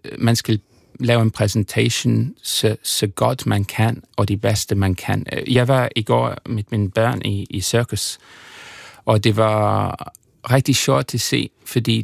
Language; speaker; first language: Danish; non-native, fluent; English